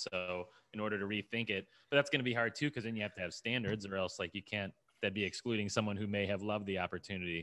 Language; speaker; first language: English; native; English